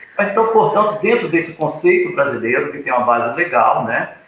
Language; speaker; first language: Portuguese; native; Portuguese